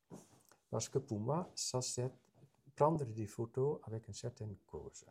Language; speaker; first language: French; non-native, fluent; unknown